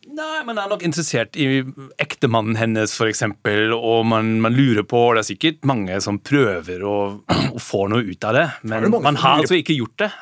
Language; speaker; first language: Norwegian; non-native, fluent; German